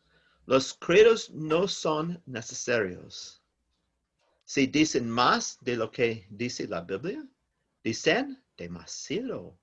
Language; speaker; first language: Spanish; non-native, learner; English